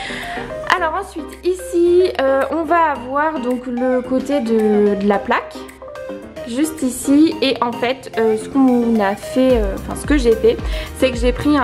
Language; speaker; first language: French; native; French